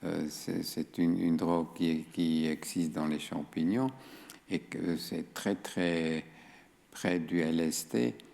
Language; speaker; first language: French; non-native, fluent; German